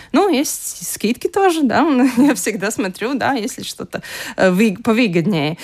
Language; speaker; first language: Russian; non-native, local second language; Latvian